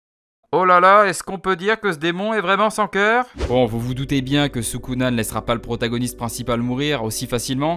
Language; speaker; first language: French; native; French